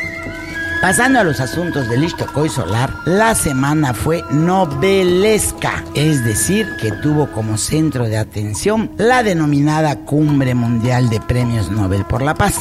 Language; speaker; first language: Spanish; native; Spanish